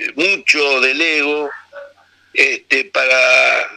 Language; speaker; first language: Spanish; native; Spanish